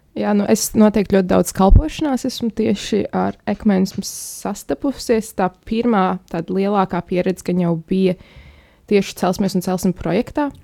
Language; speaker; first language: Latvian; native; Latvian